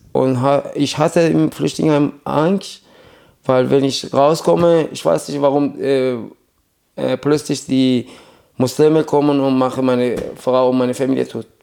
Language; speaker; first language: German; non-native, learner; Persian